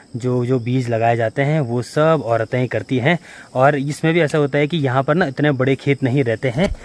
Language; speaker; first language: Hindi; non-native, local second language; Garhwali